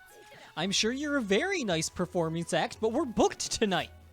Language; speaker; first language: English; native; English